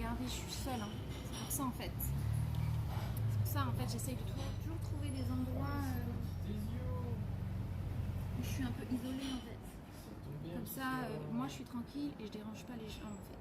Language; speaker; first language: French; native; French